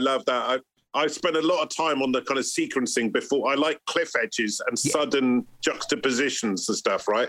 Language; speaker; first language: English; native; English